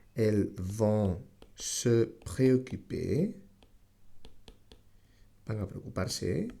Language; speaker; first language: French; non-native, fluent; Spanish